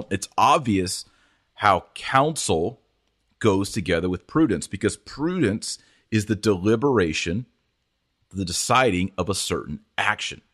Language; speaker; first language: English; native; English